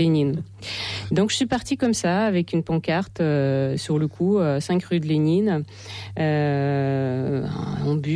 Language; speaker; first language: French; non-native, fluent; Russian